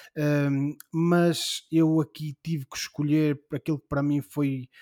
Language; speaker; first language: Portuguese; native; Portuguese